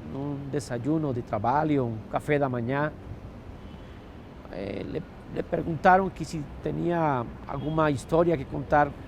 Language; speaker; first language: Portuguese; non-native, fluent; Spanish